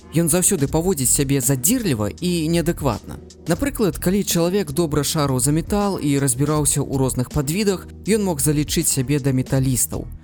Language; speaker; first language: Belarusian; non-native, local second language; Russian